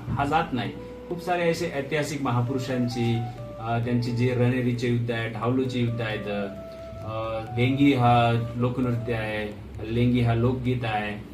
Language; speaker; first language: Marathi; non-native, local second language; Lambadi